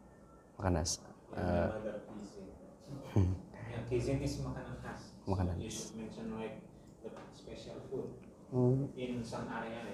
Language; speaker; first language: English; non-native, fluent; Indonesian